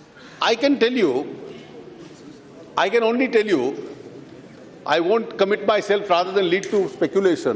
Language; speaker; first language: English; non-native, local second language; Hindi